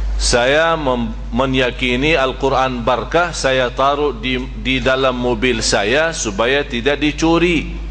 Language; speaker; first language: Malay; non-native, fluent; Arabic